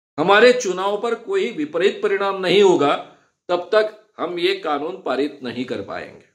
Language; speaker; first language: Hindi; non-native, local second language; Marathi